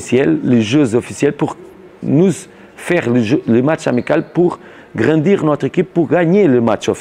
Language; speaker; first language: French; non-native, learner; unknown